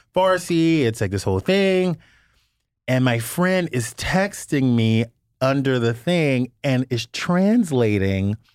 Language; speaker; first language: English; native; English